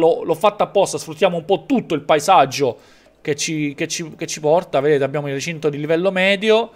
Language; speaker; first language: Italian; native; Italian